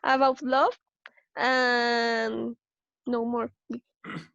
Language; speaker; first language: English; non-native, learner; Spanish